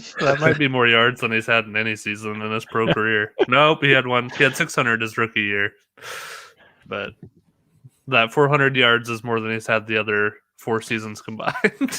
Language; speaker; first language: English; native; English